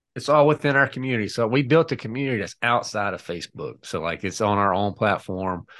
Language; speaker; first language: English; native; English